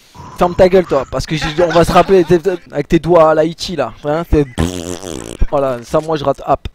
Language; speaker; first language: French; native; French